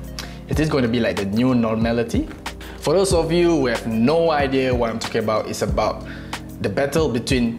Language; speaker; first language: English; non-native, local second language; Malay